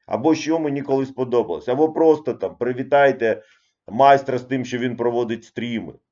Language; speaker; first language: Ukrainian; non-native, local second language; Russian